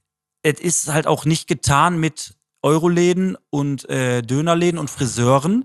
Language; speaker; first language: German; native; German